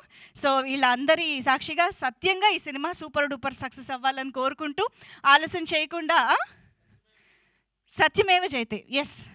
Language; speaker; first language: Telugu; native; Telugu